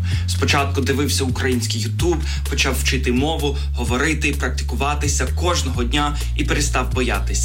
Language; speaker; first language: Ukrainian; non-native, fluent; English